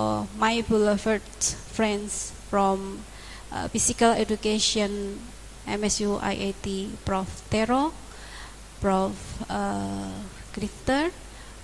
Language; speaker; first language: English; non-native, learner; Indonesian